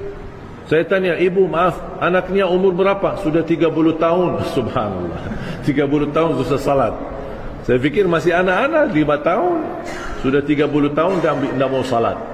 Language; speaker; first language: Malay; non-native, fluent; Arabic